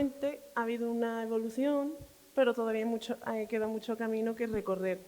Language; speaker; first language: Spanish; early bilingual, other home language; Arabic